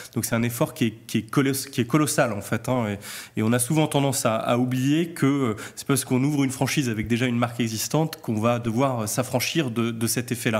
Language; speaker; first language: French; native; French